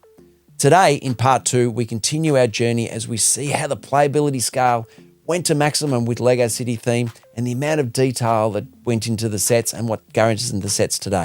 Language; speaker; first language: English; native; English